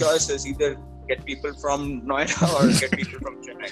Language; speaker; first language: English; non-native, local second language; Telugu